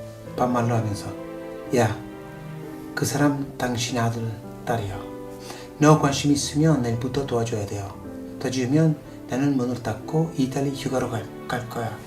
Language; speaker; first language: Korean; non-native, fluent; Italian